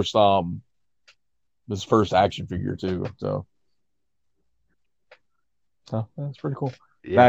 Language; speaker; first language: English; native; English